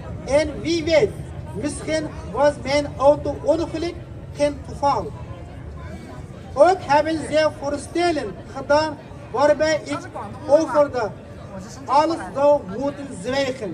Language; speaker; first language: Dutch; non-native, learner; Uyghur